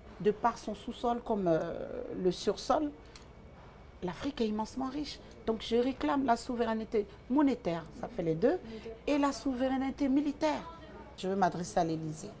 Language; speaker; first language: French; early bilingual, other home language; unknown